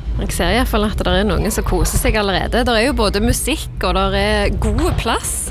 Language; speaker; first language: Norwegian; native; Norwegian